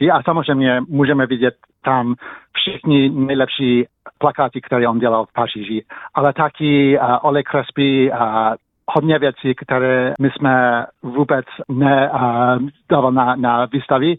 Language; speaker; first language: Czech; early bilingual, heritage; English